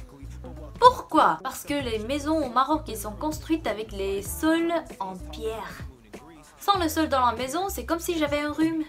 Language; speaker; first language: French; non-native, fluent; Korean